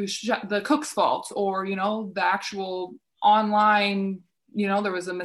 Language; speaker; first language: English; native; English